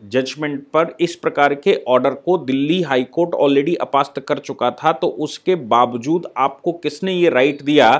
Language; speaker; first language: Hindi; native; Hindi